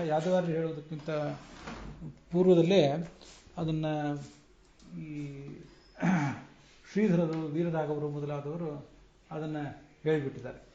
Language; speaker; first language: Kannada; native; Kannada